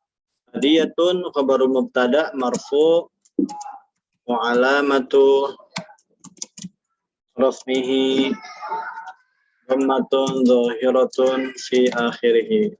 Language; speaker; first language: Arabic; non-native, fluent; Indonesian